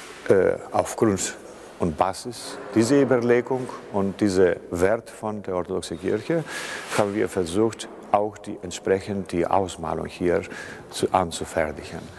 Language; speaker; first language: German; non-native, fluent; Greek